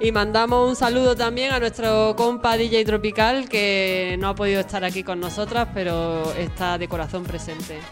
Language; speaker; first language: Spanish; native; Spanish